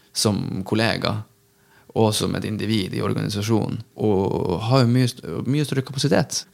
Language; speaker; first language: Norwegian; native; Norwegian